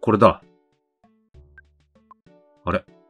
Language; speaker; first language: Japanese; native; Japanese